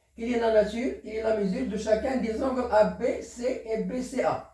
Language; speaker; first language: French; non-native, local second language; Arabic